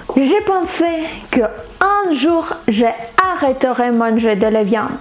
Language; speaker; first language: French; non-native, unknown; Ukrainian